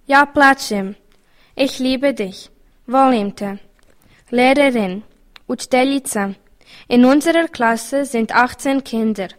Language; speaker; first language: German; early bilingual, other home language; Bosnian